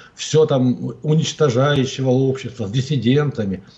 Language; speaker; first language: Russian; native; Russian